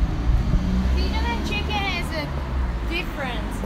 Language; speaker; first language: English; non-native, fluent; Korean